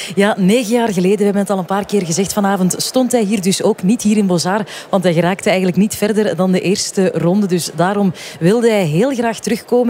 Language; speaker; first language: Dutch; native; Dutch